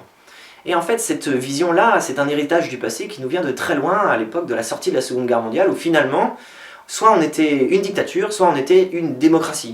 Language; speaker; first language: French; native; French